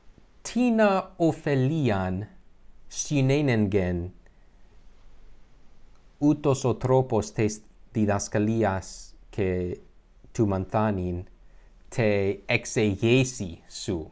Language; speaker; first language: Greek; non-native, learner; English